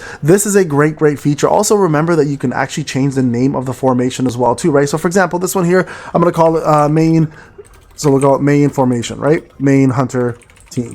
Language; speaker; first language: English; native; English